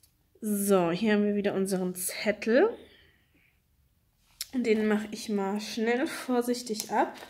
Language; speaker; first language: German; native; German